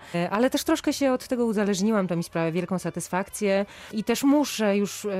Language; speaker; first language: Polish; native; Polish